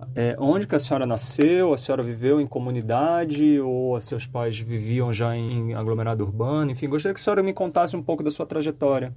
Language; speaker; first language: Portuguese; native; Portuguese